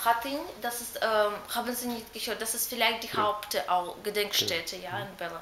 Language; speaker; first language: German; non-native, learner; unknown